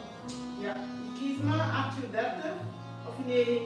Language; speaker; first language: Dutch; non-native, learner; English